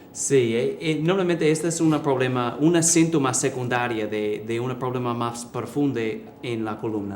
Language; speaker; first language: Spanish; early bilingual, heritage; English